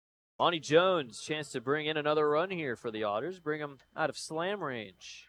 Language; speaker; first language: English; native; English